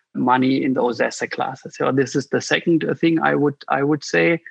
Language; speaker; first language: English; non-native, fluent; German